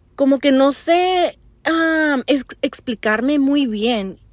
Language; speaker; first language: Spanish; early bilingual, heritage; Spanish